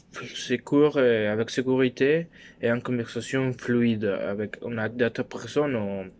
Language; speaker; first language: French; non-native, learner; Spanish